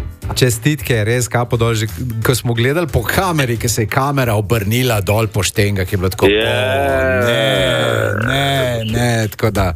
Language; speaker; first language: Slovenian; native; Slovenian